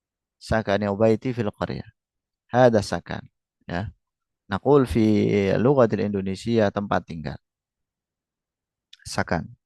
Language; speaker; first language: Arabic; non-native, fluent; Indonesian